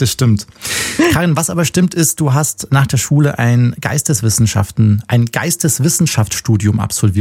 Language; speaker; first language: German; native; German